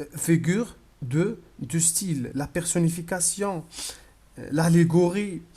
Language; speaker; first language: French; non-native, local second language; Arabic